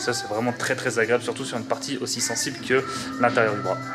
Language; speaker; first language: French; native; French